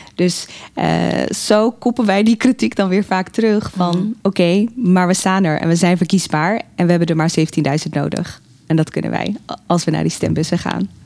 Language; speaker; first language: Dutch; early bilingual, other home language; Tigrinya